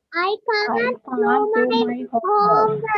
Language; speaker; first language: English; non-native, learner; Sinhala